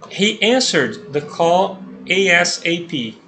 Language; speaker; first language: English; non-native, fluent; Portuguese